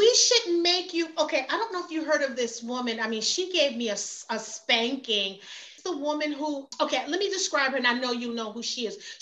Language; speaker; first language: English; native; English